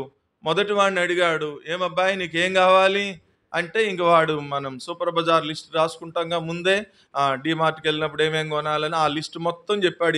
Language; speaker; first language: Telugu; native; Telugu